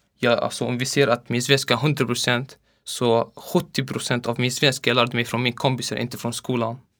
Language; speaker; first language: Swedish; non-native, learner; Arabic